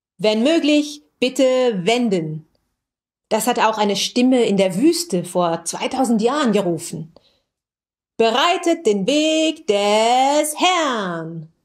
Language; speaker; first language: German; native; German